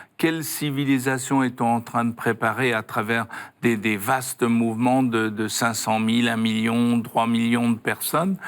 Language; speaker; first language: French; native; French